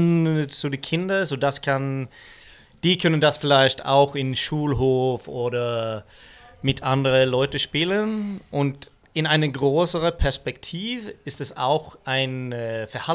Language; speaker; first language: German; non-native, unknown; Swedish